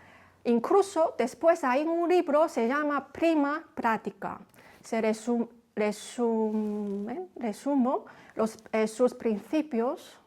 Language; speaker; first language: Spanish; non-native, fluent; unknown